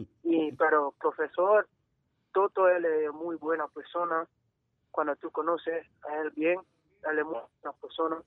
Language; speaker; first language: Spanish; non-native, learner; English